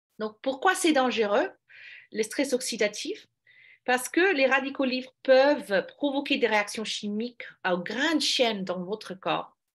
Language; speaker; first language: French; non-native, fluent; English